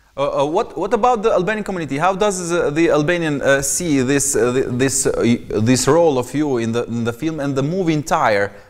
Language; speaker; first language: English; non-native, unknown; Albanian